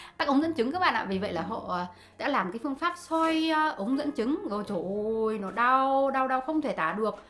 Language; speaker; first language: Vietnamese; native; Vietnamese